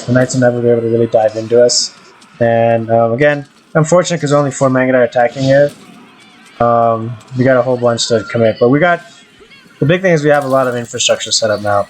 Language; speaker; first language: English; native; English